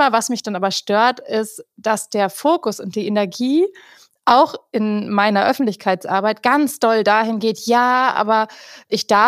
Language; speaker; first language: German; native; German